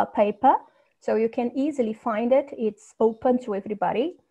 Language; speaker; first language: English; non-native, fluent; Portuguese